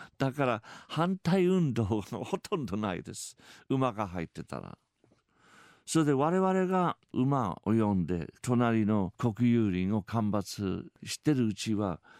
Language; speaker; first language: Japanese; non-native, fluent; English